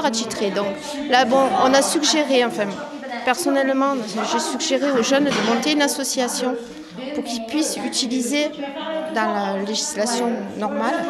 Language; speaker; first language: French; native; French